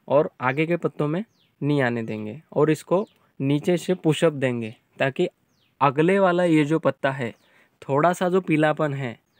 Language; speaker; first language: Hindi; native; Hindi